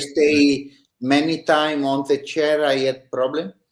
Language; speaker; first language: English; non-native, learner; Italian